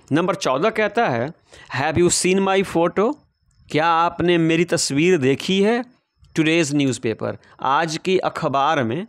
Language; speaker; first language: Hindi; native; Hindi